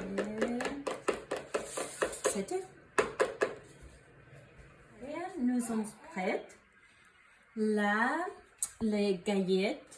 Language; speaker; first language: French; non-native, learner; Spanish